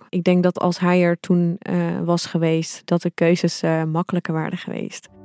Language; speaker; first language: Dutch; early bilingual, other home language; Arabic